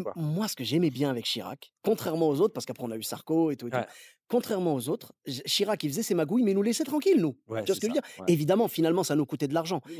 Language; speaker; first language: French; native; French